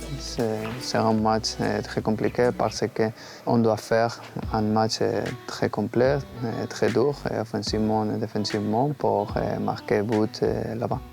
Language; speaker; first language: French; non-native, learner; Spanish